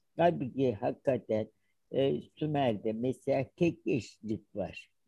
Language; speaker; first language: Turkish; native; Turkish